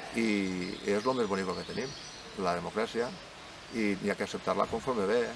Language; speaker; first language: Catalan; native; Catalan